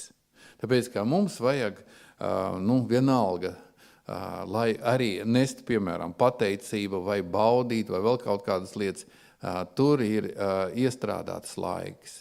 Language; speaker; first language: Latvian; non-native, local second language; Russian